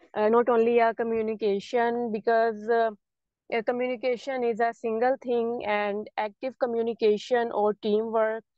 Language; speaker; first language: English; non-native, local second language; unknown